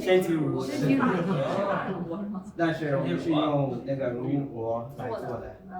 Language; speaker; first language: Chinese; non-native, fluent; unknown